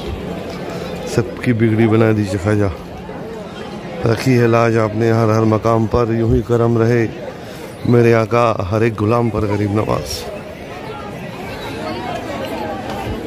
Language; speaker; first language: Urdu; native; Urdu